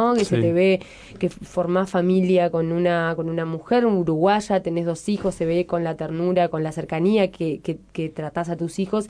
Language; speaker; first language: Spanish; native; Spanish